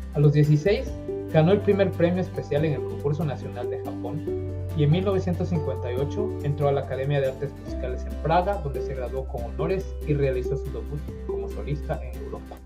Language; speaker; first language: Spanish; native; Spanish